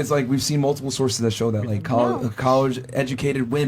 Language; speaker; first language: English; native; English